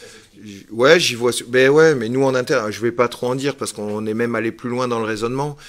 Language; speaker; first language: French; native; French